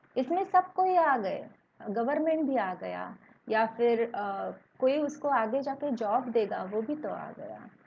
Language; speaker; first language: Hindi; non-native, local second language; Marathi